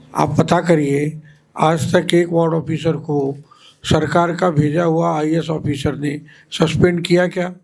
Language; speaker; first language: Hindi; non-native, local second language; Marathi